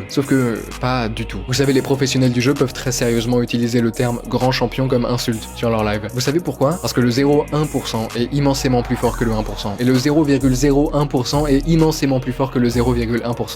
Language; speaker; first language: French; native; French